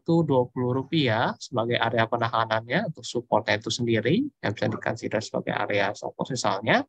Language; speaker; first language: Indonesian; native; Indonesian